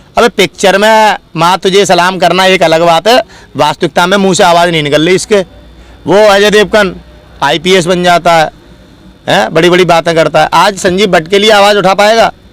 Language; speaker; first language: Hindi; native; Hindi